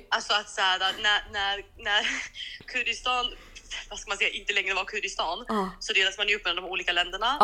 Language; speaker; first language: Swedish; early bilingual, other home language; Kurdish